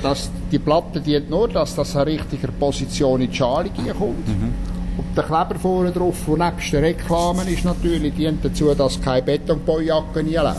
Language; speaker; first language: German; native; German